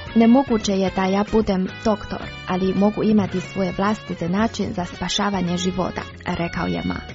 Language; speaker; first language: Croatian; non-native, fluent; Chinese